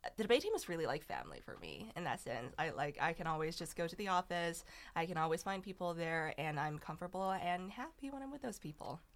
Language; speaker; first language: English; non-native, fluent; Chinese